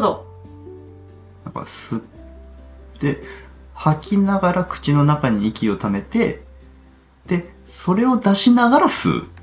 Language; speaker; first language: Japanese; native; Japanese